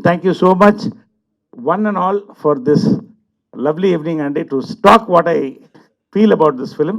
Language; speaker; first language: Telugu; native; Telugu